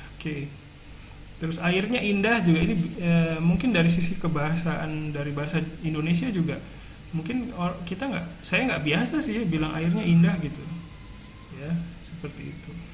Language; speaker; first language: Indonesian; native; Indonesian